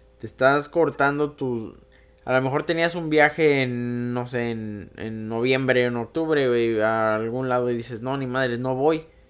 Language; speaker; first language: Spanish; native; Spanish